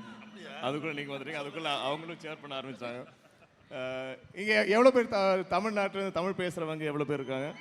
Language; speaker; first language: Tamil; non-native, local second language; Malayalam